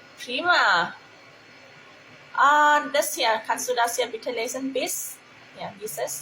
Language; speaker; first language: German; non-native, fluent; Thai